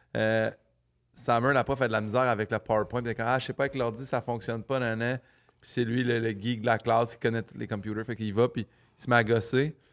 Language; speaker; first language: French; native; French